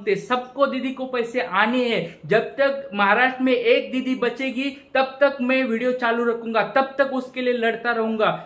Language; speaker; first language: Hindi; non-native, local second language; Marathi